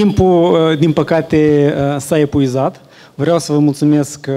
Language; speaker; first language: Romanian; native; Romanian